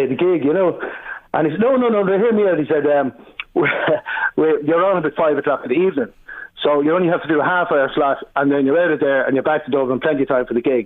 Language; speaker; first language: English; native; English